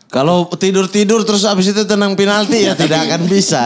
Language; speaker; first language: Indonesian; native; Indonesian